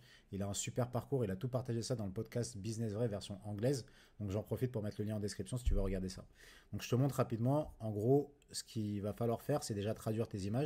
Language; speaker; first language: French; native; French